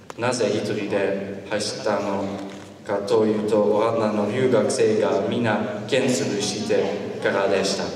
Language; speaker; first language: Japanese; non-native, learner; Dutch